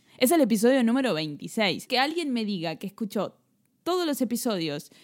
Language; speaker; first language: Spanish; native; Spanish